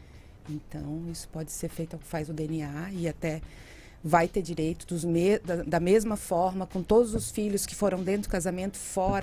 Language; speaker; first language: Portuguese; native; Portuguese